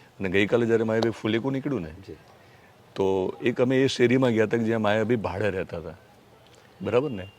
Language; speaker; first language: Gujarati; native; Gujarati